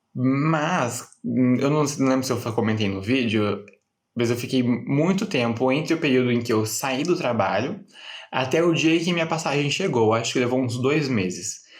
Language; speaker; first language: Portuguese; native; Portuguese